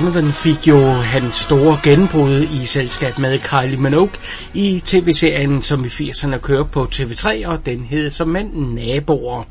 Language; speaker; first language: Danish; native; Danish